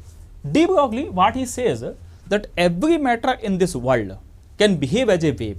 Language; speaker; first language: English; non-native, local second language; Hindi